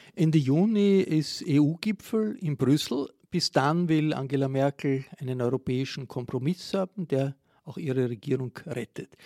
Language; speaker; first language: German; native; German